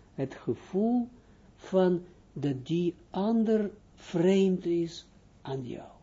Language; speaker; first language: Dutch; non-native, fluent; Hebrew